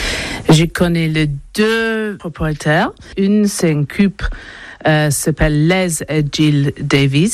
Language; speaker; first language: French; non-native, learner; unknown